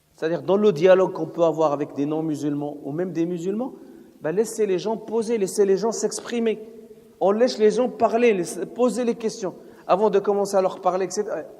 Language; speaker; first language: French; non-native, local second language; Arabic